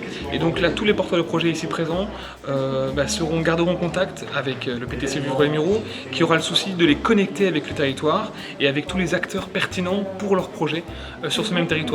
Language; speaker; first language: French; native; French